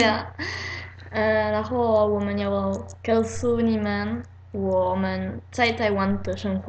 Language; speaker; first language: Chinese; non-native, learner; French